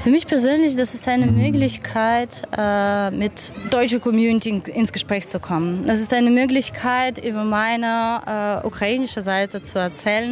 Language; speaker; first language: German; non-native, fluent; Ukrainian